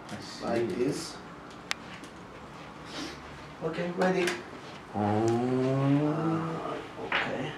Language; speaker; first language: English; non-native, learner; Arabic